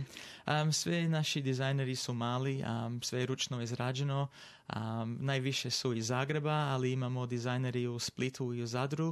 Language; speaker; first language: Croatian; early bilingual, heritage; English